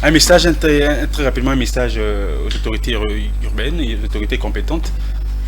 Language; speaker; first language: French; non-native, local second language; Lingala